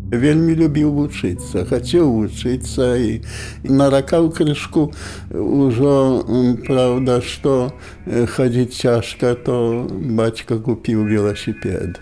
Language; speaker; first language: Polish; non-native, local second language; Belarusian